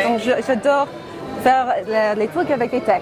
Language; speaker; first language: French; non-native, fluent; English